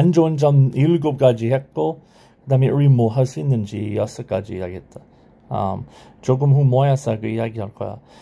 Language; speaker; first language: Korean; non-native, learner; English